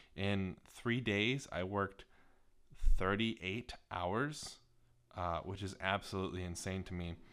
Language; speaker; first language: English; native; English